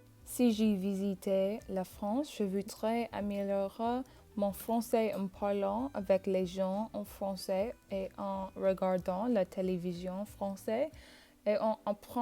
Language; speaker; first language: French; non-native, learner; English